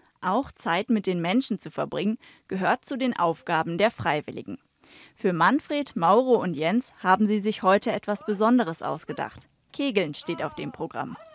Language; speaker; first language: German; native; German